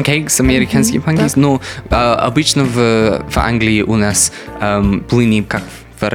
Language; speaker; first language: Russian; non-native, learner; English